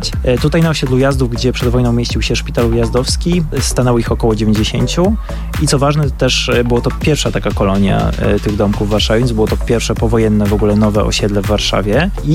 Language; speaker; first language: Polish; native; Polish